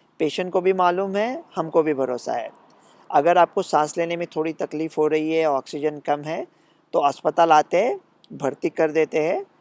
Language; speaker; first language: Hindi; non-native, local second language; Marathi